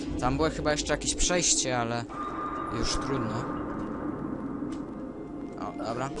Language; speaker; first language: Polish; native; Polish